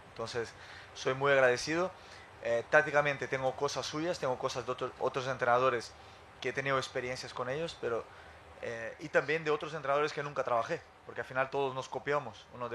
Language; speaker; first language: Spanish; non-native, fluent; Portuguese